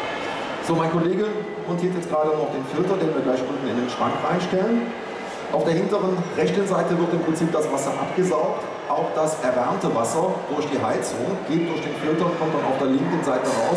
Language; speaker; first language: German; native; German